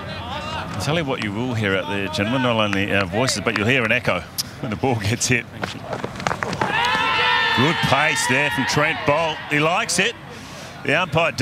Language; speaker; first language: English; native; English